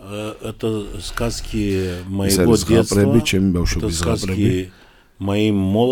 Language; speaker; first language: Russian; non-native, local second language; Georgian